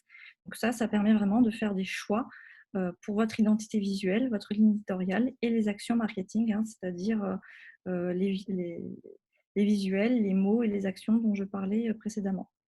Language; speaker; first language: French; native; French